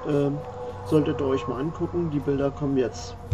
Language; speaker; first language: German; native; German